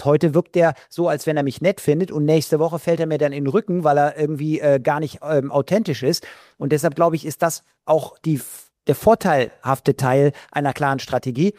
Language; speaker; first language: German; native; German